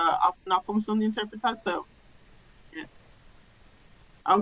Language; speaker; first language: Portuguese; non-native, fluent; English